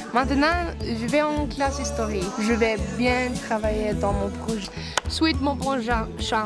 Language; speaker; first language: French; non-native, learner; Icelandic